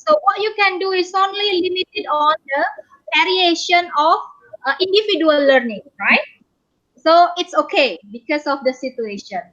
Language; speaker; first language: English; non-native, fluent; Indonesian